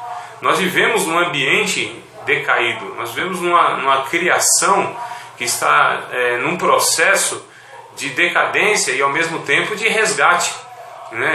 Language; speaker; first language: Portuguese; native; Portuguese